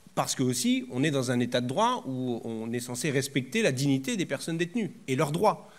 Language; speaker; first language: French; native; French